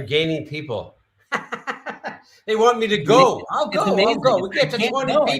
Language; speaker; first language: English; native; English